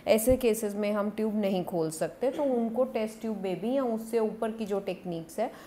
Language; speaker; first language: Hindi; non-native, local second language; Punjabi